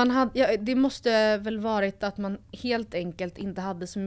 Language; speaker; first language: Swedish; native; Swedish